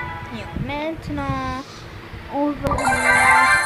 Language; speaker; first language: French; non-native, learner; Arabic